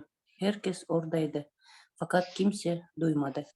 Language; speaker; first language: Turkish; non-native, learner; Kyrgyz